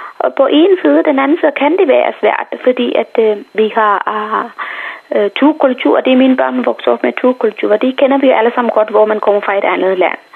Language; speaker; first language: Danish; non-native, fluent; Tamil